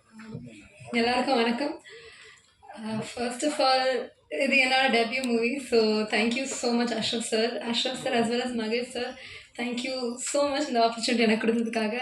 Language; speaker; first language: Tamil; early bilingual, heritage; Tamil